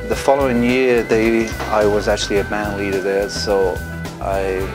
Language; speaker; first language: English; native; English